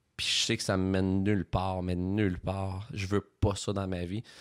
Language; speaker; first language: French; native; French